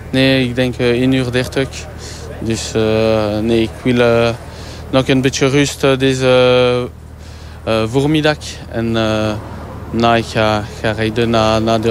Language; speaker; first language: Dutch; non-native, learner; French